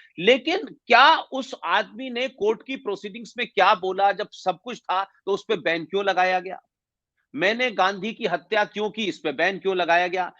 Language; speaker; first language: Hindi; native; Hindi